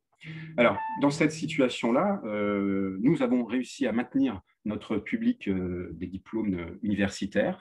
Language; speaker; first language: French; native; French